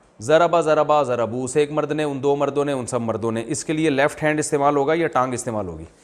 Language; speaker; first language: Urdu; native; Urdu